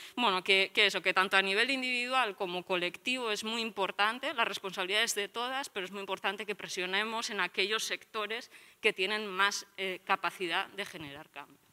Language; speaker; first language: Spanish; native; Spanish